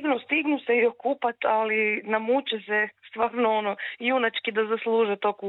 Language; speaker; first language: Serbian; native; Serbian